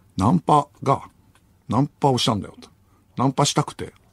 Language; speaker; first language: Japanese; native; Japanese